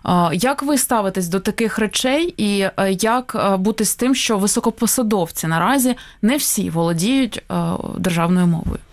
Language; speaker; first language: Ukrainian; native; Ukrainian